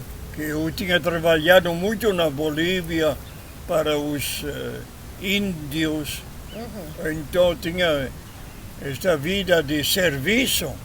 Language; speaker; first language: Portuguese; non-native, learner; Spanish